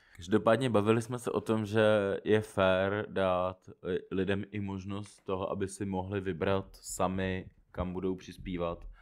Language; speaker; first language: Czech; native; Czech